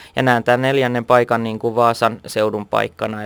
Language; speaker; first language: Finnish; non-native, local second language; Swedish